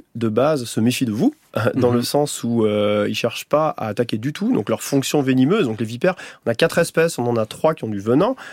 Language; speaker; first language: French; native; French